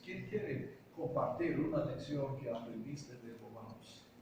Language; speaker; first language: Spanish; non-native, fluent; English